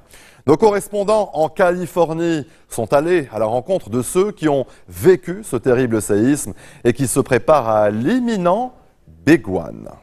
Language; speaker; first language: French; non-native, local second language; Arabic